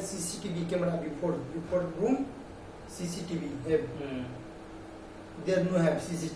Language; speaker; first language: English; non-native, learner; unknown